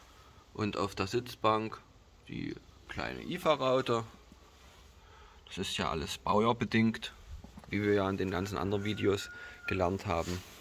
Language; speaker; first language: German; native; German